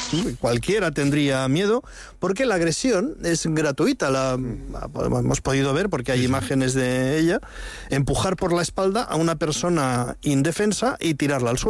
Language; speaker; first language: Spanish; native; Spanish